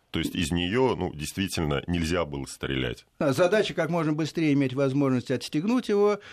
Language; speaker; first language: Russian; native; Russian